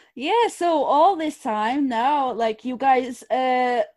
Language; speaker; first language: English; non-native, fluent; Portuguese